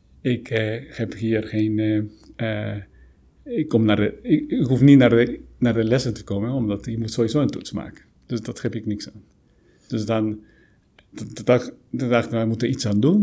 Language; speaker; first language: Dutch; non-native, fluent; Spanish